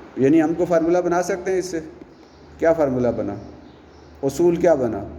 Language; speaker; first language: Urdu; native; Urdu